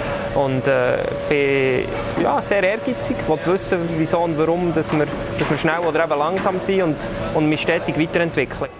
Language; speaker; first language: German; native; German